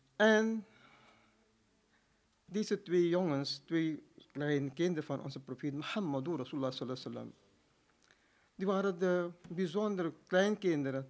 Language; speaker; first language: Dutch; non-native, fluent; Urdu